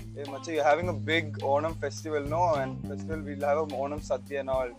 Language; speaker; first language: English; non-native, local second language; Malayalam